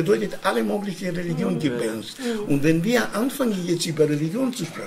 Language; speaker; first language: German; non-native, learner; Romany